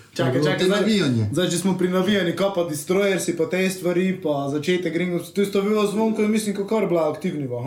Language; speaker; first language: Slovenian; native; Slovenian